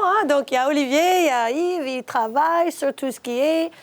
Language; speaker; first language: French; non-native, fluent; English